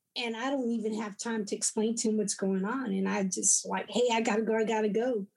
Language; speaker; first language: English; native; English